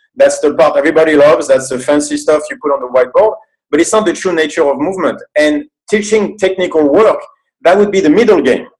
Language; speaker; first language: English; non-native, fluent; French